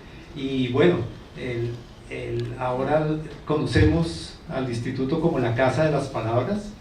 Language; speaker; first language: Spanish; native; Spanish